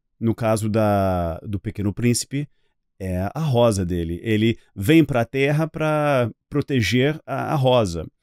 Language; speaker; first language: Portuguese; non-native, fluent; English